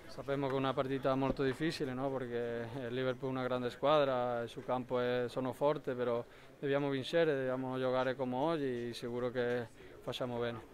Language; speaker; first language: Italian; non-native, learner; Spanish